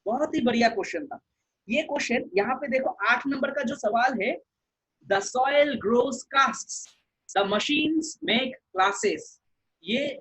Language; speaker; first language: Hindi; non-native, local second language; Bangla